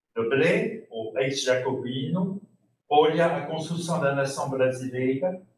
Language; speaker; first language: Portuguese; non-native, fluent; French